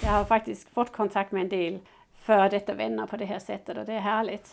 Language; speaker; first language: Swedish; non-native, fluent; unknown